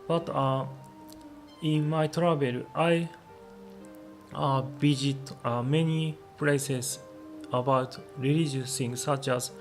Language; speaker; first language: English; non-native, learner; Japanese